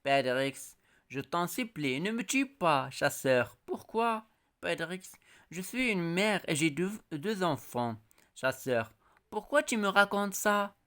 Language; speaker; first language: French; non-native, local second language; Arabic